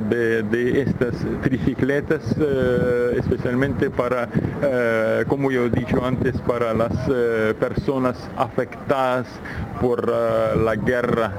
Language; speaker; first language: Spanish; non-native, fluent; Ukrainian